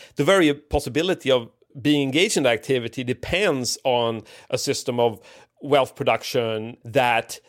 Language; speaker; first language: English; non-native, fluent; Swedish